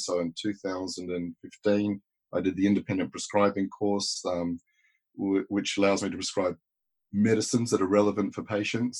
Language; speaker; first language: English; native; English